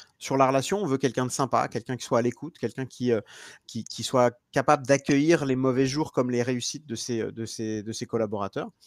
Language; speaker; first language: French; native; French